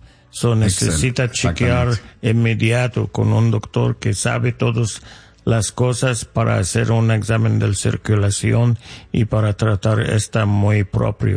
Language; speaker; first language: Spanish; non-native, learner; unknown